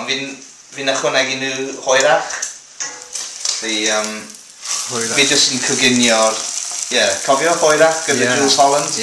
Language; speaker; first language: Welsh; non-native, local second language; English